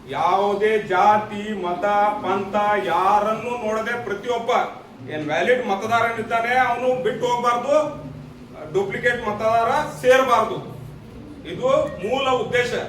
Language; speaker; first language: Kannada; non-native, local second language; Urdu